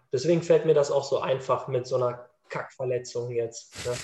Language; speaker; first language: German; native; German